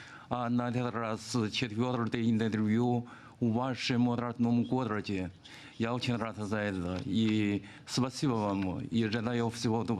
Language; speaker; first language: Russian; non-native, fluent; Chinese